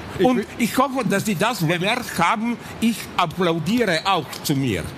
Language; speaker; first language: German; non-native, learner; Slovenian